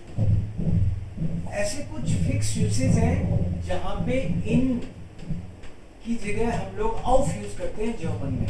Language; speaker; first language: Hindi; native; Hindi